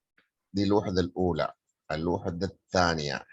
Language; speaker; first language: Arabic; native; Arabic